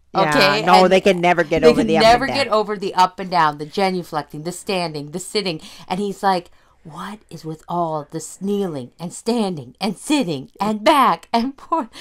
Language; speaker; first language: English; native; English